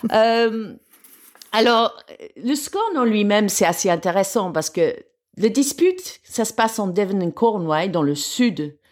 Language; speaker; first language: French; non-native, fluent; English